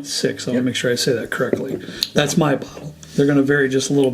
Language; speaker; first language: English; native; English